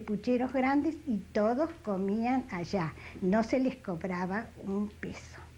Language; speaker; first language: Spanish; native; Spanish